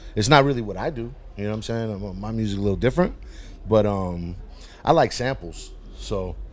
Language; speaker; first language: English; native; English